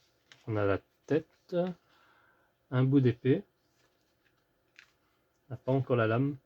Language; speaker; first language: French; native; French